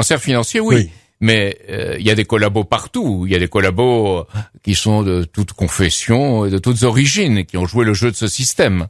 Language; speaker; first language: French; native; French